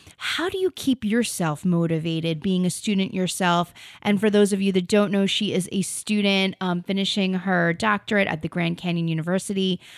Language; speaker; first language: English; native; English